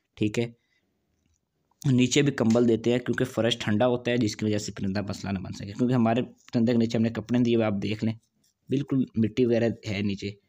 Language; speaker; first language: Urdu; non-native, local second language; Punjabi